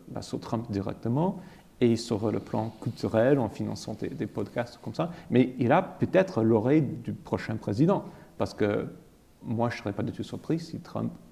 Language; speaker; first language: French; non-native, fluent; English